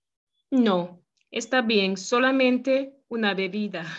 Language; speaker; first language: Spanish; non-native, fluent; English